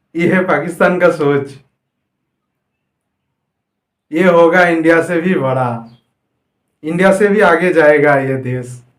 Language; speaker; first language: Hindi; non-native, fluent; Bangla